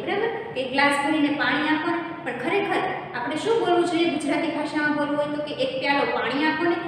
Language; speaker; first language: Gujarati; native; Gujarati